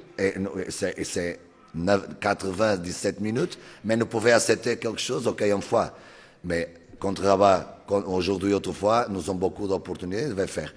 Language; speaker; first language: French; non-native, learner; Portuguese